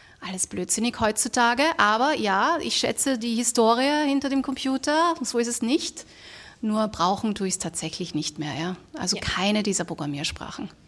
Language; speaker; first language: German; early bilingual, other home language; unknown